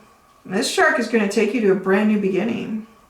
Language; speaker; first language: English; native; English